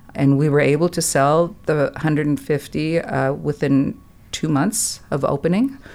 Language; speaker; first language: English; non-native, fluent; German